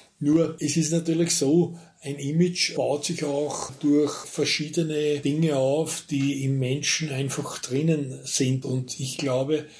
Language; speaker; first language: German; native; German